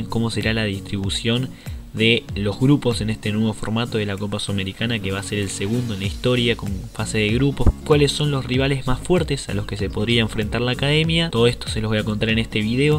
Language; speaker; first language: Spanish; native; Spanish